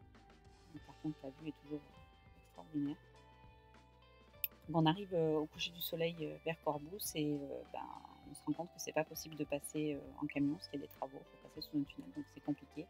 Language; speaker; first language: French; native; French